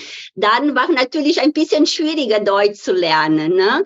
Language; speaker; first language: German; non-native, fluent; Portuguese